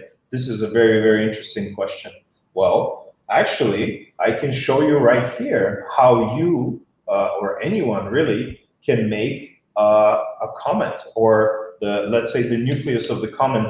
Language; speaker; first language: English; non-native, fluent; Bulgarian